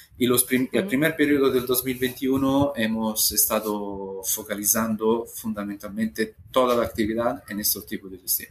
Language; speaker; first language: Spanish; non-native, fluent; Italian